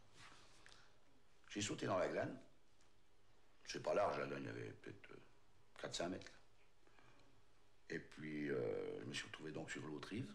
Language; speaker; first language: French; native; French